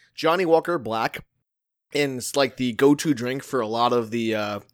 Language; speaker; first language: English; early bilingual, other home language; Hindi